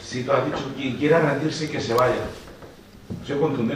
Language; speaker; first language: Spanish; native; Spanish